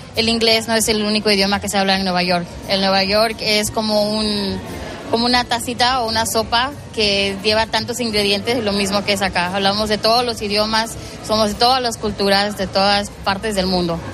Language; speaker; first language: Spanish; early bilingual, heritage; Spanish